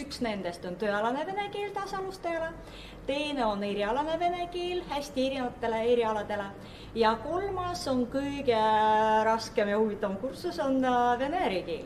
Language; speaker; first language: Estonian; non-native, fluent; Russian